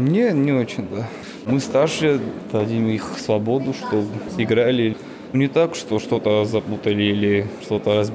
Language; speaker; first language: Russian; non-native, learner; Georgian